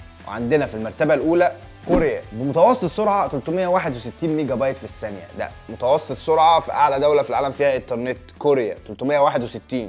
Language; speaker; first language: Arabic; native; Arabic